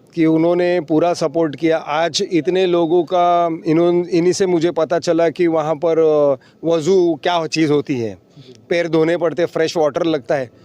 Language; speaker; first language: Hindi; non-native, local second language; Marathi